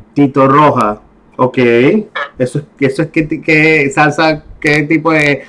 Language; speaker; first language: Spanish; native; Spanish